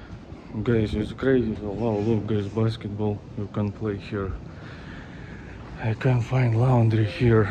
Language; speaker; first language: English; non-native, fluent; Russian